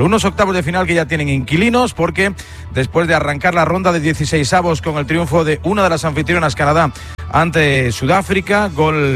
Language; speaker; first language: Spanish; native; Spanish